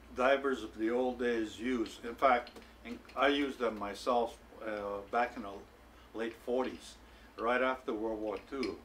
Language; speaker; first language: English; native; English